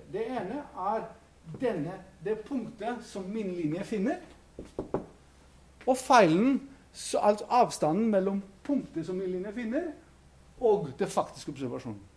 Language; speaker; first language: Norwegian; non-native, fluent; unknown